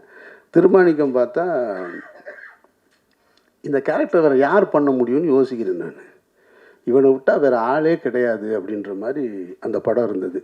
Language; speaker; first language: Tamil; native; Tamil